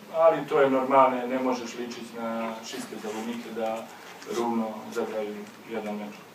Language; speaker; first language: Polish; non-native, learner; Slovenian